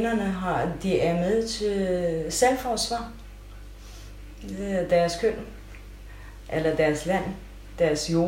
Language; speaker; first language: Danish; non-native, fluent; Kurdish